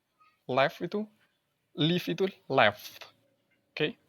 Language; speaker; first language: English; non-native, learner; Indonesian